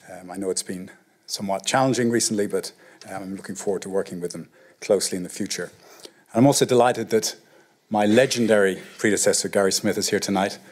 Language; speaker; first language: English; native; English